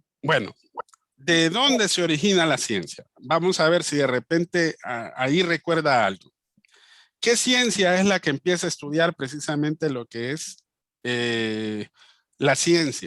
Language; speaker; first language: Spanish; native; Spanish